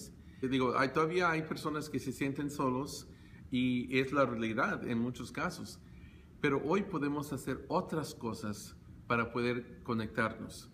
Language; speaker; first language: Spanish; early bilingual, heritage; Spanish